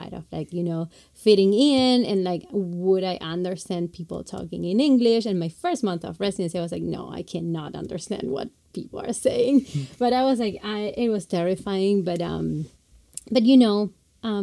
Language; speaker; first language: English; non-native, fluent; Spanish